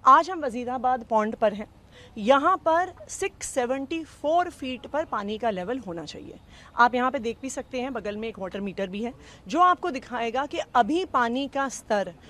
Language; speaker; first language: Hindi; native; Hindi